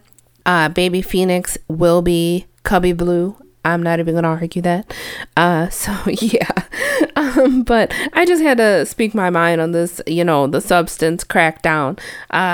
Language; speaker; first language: English; native; English